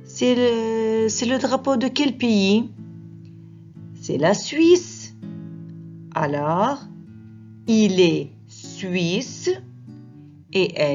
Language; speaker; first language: French; non-native, fluent; Arabic